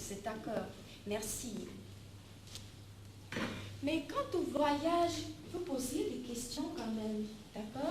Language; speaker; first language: French; non-native, fluent; Russian